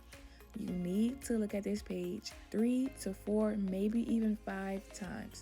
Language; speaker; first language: English; native; English